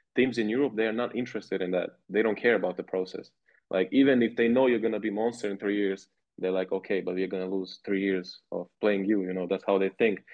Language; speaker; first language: English; non-native, fluent; Serbian